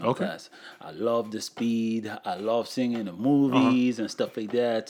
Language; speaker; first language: English; non-native, fluent; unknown